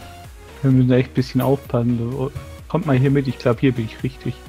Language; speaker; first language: German; native; German